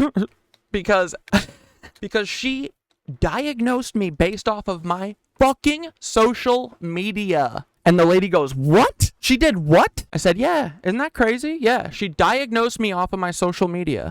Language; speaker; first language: English; native; English